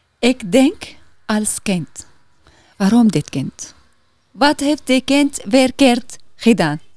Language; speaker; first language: Dutch; non-native, learner; Arabic